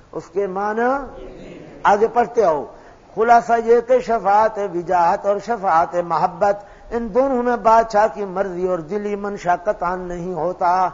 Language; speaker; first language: Urdu; non-native, local second language; Pashto